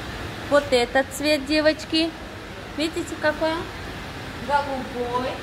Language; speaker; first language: Russian; non-native, local second language; Tajik